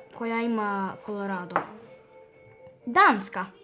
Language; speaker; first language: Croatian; early bilingual, heritage; Bosnian